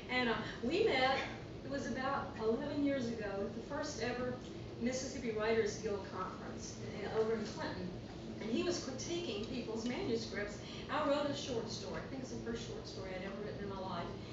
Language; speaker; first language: English; native; English